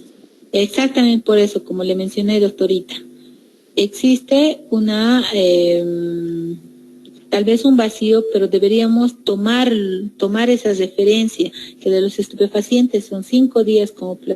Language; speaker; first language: Spanish; native; Spanish